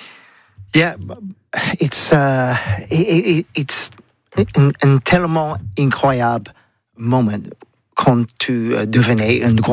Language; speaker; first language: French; non-native, learner; English